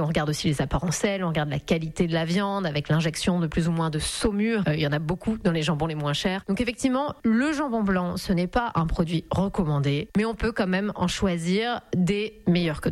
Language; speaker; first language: French; native; French